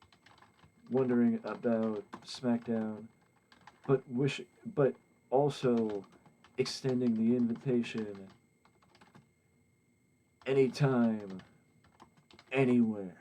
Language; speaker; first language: English; native; English